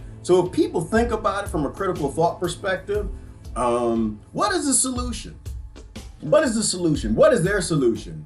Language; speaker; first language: English; native; English